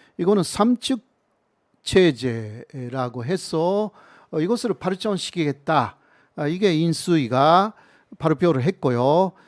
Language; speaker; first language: Korean; non-native, fluent; Japanese